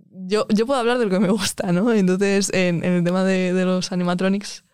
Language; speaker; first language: Spanish; native; Spanish